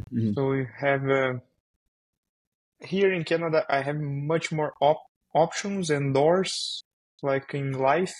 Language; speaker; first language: English; non-native, fluent; Portuguese